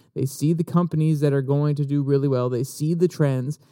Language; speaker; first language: English; native; English